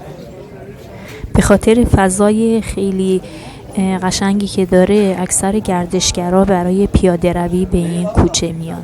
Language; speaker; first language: Persian; native; Persian